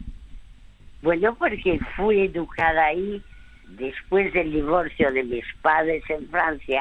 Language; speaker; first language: Spanish; early bilingual, other home language; French